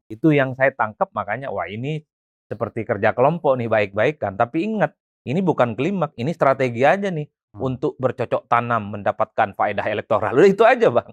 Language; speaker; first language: Indonesian; non-native, local second language; Madurese